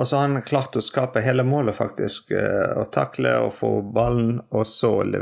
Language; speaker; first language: Norwegian; non-native, fluent; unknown